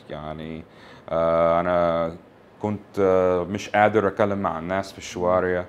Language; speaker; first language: Arabic; non-native, fluent; English